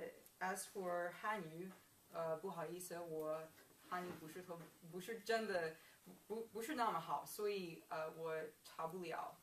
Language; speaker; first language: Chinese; non-native, learner; English